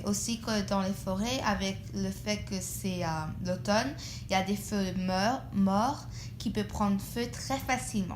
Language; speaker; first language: French; non-native, fluent; English